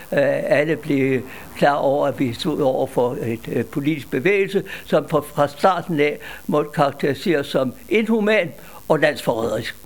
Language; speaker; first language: Danish; native; Danish